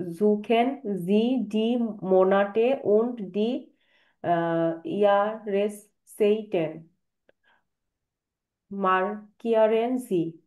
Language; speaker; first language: German; non-native, learner; Bangla